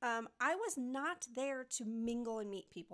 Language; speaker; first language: English; native; English